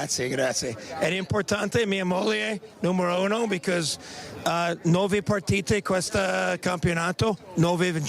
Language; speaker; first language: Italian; non-native, learner; English